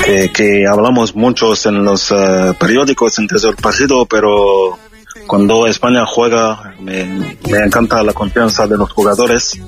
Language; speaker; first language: Spanish; non-native, fluent; French